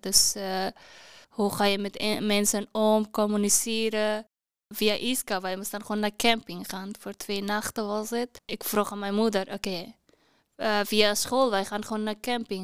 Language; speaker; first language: Dutch; non-native, learner; Persian